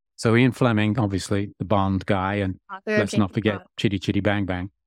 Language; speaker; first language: English; native; English